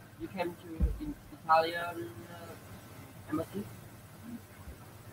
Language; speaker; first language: English; non-native, learner; Vietnamese